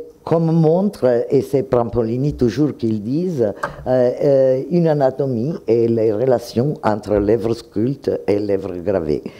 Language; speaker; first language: French; non-native, fluent; Italian